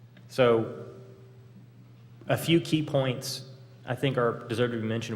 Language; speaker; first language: English; native; English